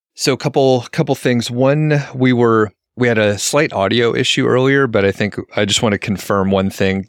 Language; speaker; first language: English; native; English